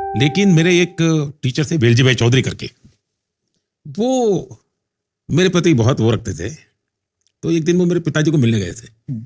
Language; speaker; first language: Hindi; non-native, local second language; Gujarati